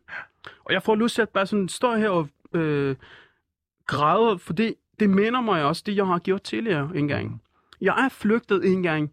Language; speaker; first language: Danish; non-native, fluent; Persian